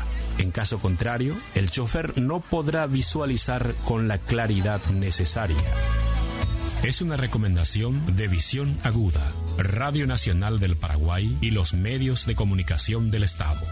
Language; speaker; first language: Spanish; native; Spanish